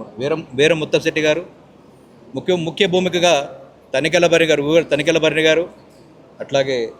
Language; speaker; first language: Telugu; native; Telugu